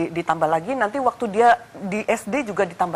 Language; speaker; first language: Indonesian; native; Indonesian